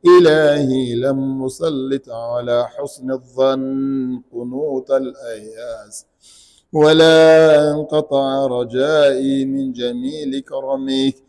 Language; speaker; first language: Arabic; non-native, fluent; Ganda